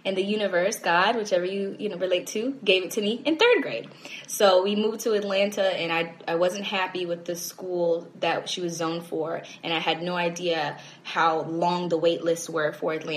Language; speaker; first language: English; native; English